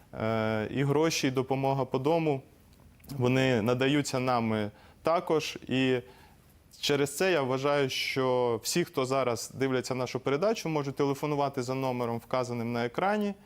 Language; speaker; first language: Ukrainian; native; Ukrainian